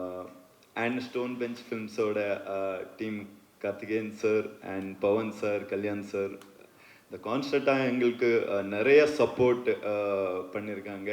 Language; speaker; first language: Tamil; non-native, learner; Kannada